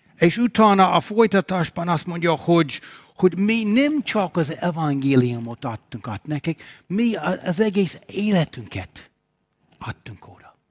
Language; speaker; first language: Hungarian; non-native, fluent; English